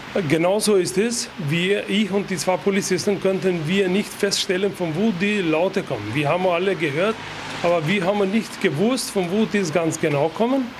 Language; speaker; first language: German; non-native, fluent; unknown